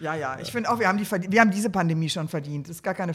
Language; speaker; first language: German; native; German